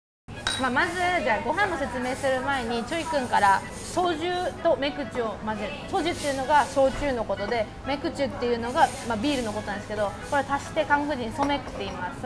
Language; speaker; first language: Japanese; native; Japanese